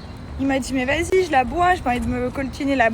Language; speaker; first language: French; native; French